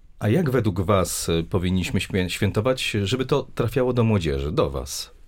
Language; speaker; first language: Polish; native; Polish